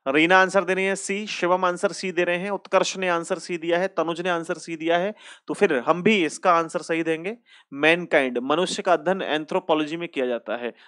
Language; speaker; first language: Hindi; native; Hindi